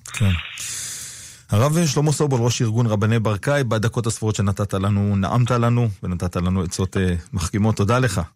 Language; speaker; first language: Hebrew; native; Hebrew